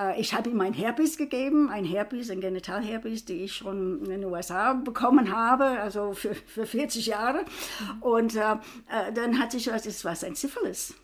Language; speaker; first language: German; non-native, fluent; English